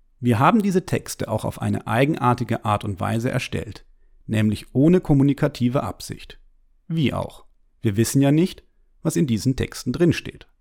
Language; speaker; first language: German; native; German